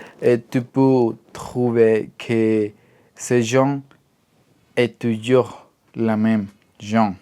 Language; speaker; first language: French; non-native, learner; Spanish